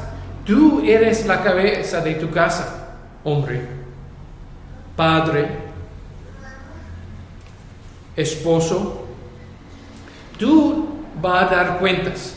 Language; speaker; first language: Spanish; non-native, fluent; English